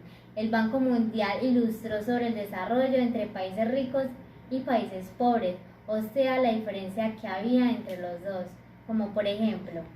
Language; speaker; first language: Spanish; native; Spanish